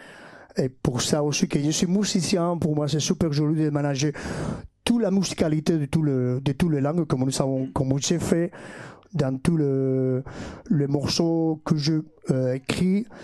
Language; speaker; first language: French; non-native, fluent; Basque